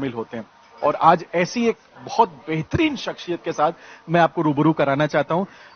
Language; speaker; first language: Hindi; native; Hindi